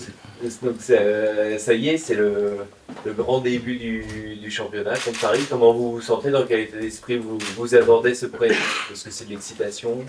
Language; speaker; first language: French; native; French